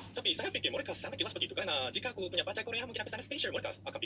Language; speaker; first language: Indonesian; non-native, learner; Korean